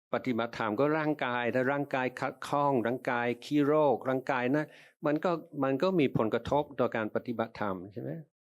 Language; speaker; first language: Thai; native; Thai